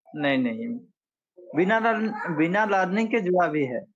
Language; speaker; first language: Hindi; non-native, local second language; Bangla